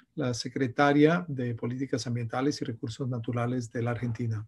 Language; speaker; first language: Spanish; native; Spanish